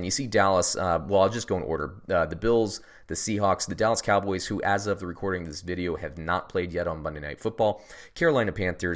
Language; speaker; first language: English; native; English